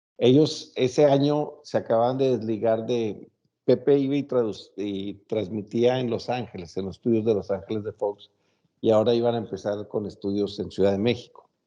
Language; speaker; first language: Spanish; native; Spanish